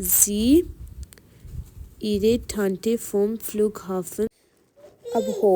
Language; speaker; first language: German; non-native, fluent; Urdu